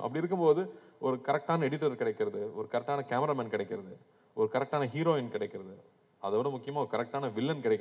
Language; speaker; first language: Tamil; native; Tamil